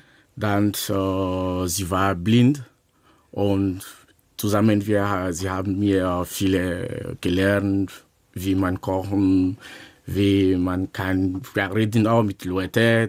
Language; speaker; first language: German; non-native, learner; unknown